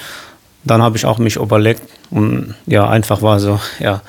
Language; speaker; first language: German; non-native, learner; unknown